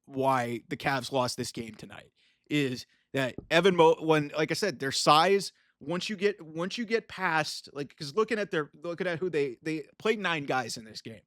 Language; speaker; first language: English; native; English